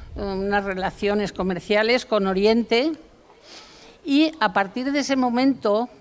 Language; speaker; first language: Spanish; native; Spanish